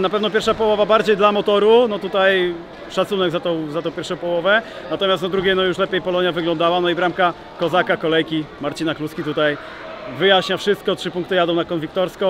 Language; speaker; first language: Polish; native; Polish